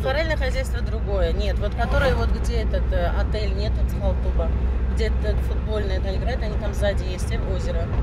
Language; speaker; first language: Russian; native; Russian